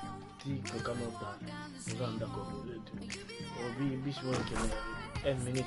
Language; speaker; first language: Swedish; non-native, learner; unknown